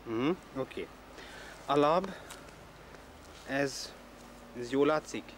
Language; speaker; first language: Hungarian; non-native, learner; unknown